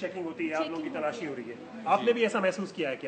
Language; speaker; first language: Hindi; native; Hindi